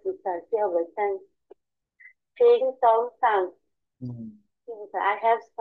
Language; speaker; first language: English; non-native, learner; Bangla